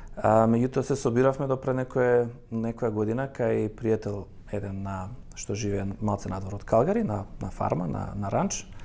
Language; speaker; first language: Macedonian; native; Macedonian